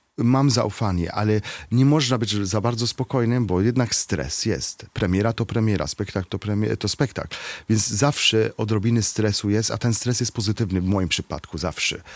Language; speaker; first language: Polish; non-native, fluent; Arabic